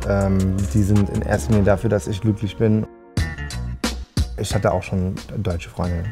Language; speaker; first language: German; early bilingual, other home language; Turkish